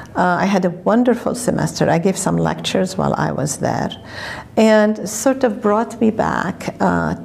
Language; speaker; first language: English; non-native, fluent; Arabic